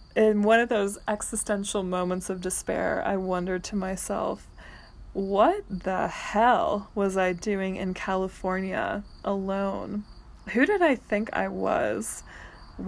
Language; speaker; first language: English; native; English